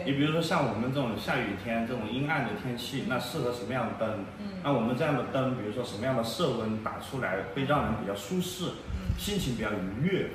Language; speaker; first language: Chinese; native; Chinese